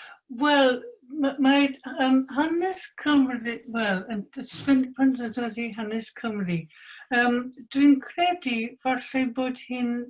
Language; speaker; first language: Welsh; non-native, fluent; English